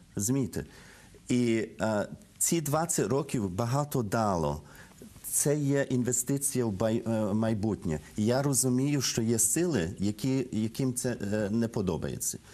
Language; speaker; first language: Ukrainian; early bilingual, heritage; Ukrainian